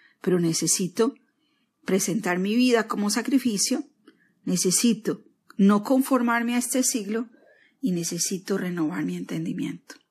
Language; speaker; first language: Spanish; native; Spanish